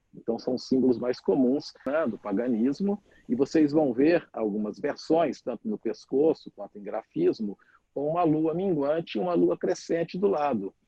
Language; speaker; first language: Portuguese; native; Portuguese